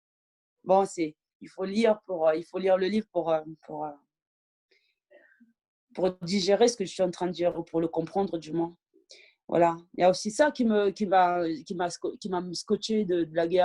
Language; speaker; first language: French; early bilingual, other home language; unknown